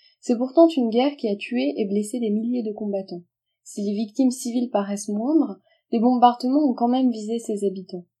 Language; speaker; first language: French; native; French